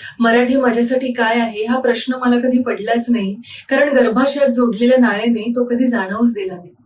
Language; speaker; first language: Marathi; native; Marathi